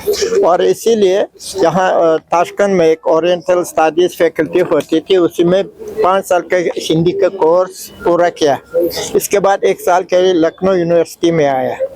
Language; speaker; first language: Hindi; non-native, fluent; Uzbek